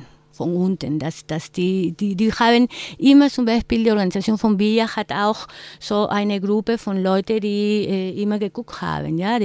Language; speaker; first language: German; non-native, fluent; Spanish